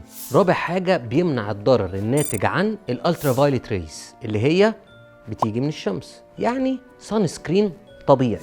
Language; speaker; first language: Arabic; native; Arabic